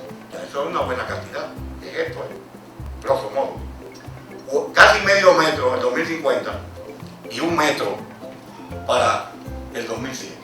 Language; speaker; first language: Spanish; native; Spanish